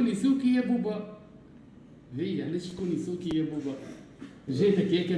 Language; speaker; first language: Arabic; native; Arabic